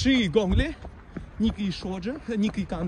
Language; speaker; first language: Chinese; non-native, learner; Russian